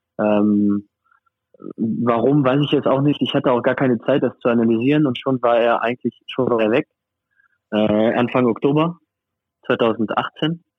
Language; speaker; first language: German; non-native, fluent; French